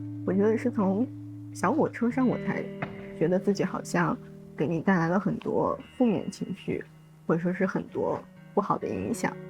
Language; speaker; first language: Chinese; native; Chinese